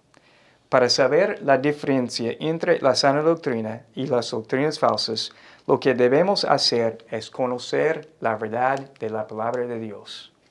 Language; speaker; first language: Spanish; non-native, fluent; English